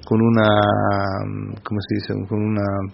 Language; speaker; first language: Spanish; non-native, fluent; Italian